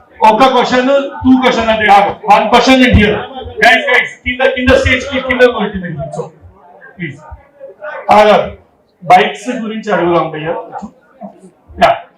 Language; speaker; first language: English; non-native, local second language; Telugu